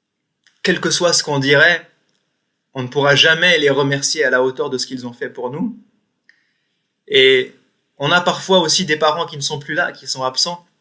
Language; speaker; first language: French; native; French